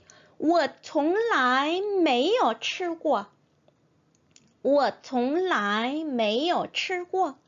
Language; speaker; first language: Chinese; non-native, fluent; Korean